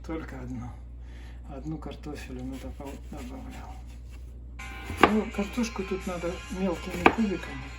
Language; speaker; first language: Russian; native; Russian